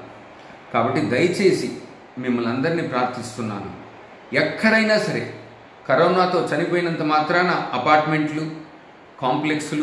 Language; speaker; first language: Telugu; native; Telugu